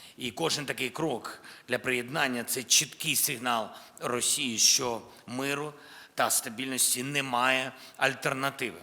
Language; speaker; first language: Ukrainian; non-native, local second language; Russian